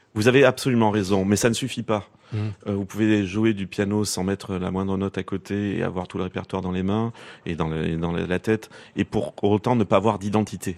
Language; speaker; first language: French; native; French